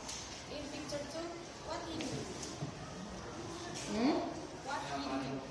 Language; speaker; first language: English; non-native, learner; Indonesian